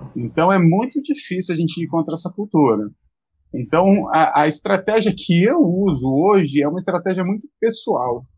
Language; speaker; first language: Portuguese; native; Portuguese